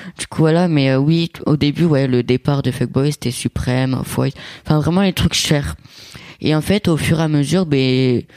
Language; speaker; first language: French; native; French